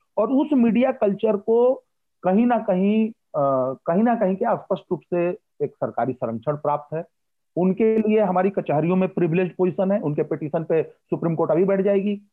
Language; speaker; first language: Hindi; native; Hindi